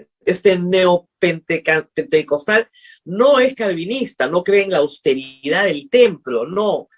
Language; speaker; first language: Spanish; native; Spanish